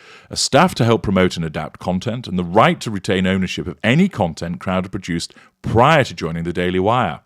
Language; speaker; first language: English; native; English